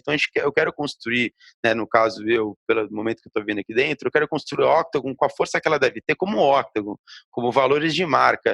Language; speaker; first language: Portuguese; native; Portuguese